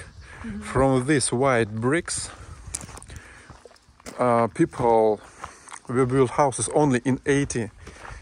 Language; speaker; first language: English; non-native, learner; Russian